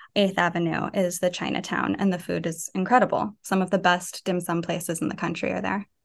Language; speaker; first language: English; native; English